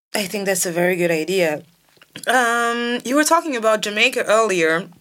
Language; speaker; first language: English; non-native, fluent; French